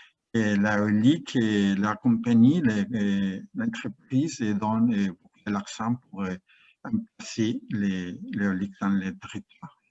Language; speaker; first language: French; non-native, learner; Spanish